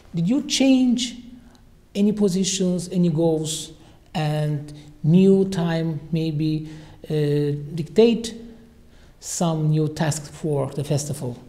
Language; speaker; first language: English; non-native, learner; Azerbaijani